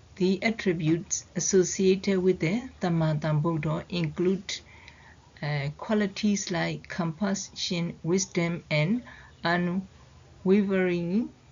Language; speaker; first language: English; non-native, fluent; Burmese